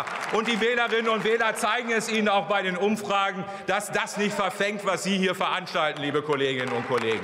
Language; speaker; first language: German; native; German